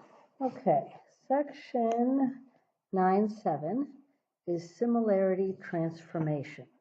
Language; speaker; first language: English; native; English